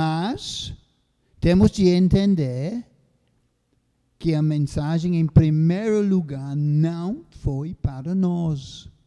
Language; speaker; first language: Portuguese; non-native, fluent; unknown